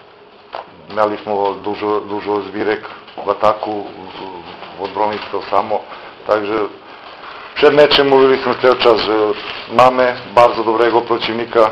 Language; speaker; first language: Polish; non-native, fluent; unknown